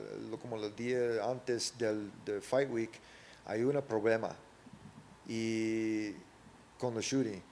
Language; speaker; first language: Spanish; early bilingual, heritage; English